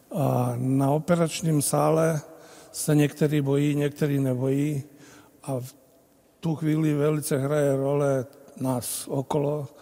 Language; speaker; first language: Czech; non-native, fluent; Bosnian